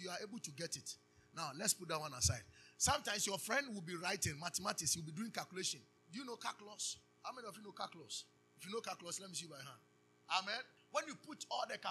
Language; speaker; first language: English; non-native, local second language; Akan